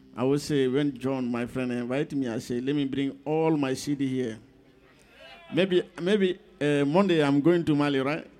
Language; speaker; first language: English; non-native, learner; Bambara